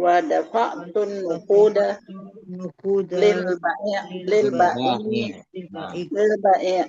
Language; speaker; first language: Arabic; non-native, learner; Indonesian